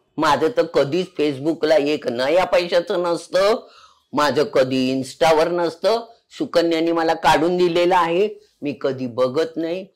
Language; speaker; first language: Marathi; non-native, local second language; Konkani